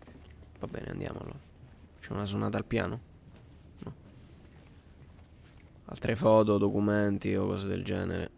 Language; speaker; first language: Italian; native; Italian